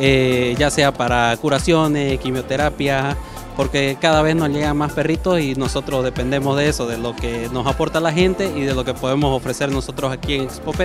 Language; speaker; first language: Spanish; native; Spanish